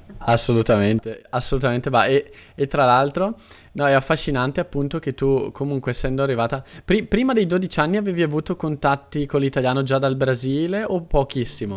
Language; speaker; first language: Italian; native; Italian